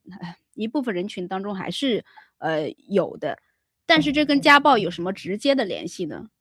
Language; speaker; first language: Chinese; native; Chinese